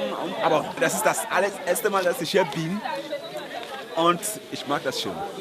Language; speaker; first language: German; non-native, fluent; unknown